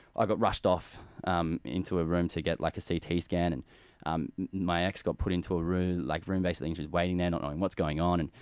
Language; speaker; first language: English; native; English